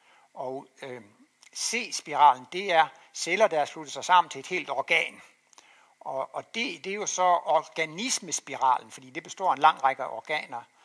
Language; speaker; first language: Danish; native; Danish